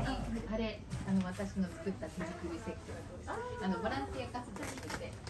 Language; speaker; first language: Japanese; native; Japanese